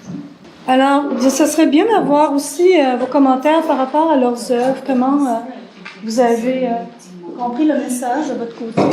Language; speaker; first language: French; native; French